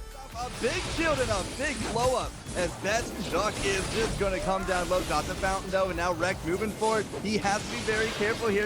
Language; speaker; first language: English; native; English